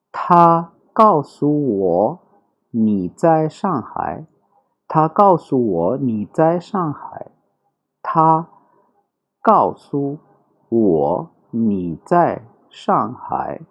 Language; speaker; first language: Chinese; non-native, fluent; Urdu